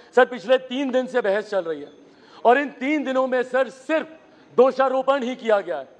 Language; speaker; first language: Hindi; native; Hindi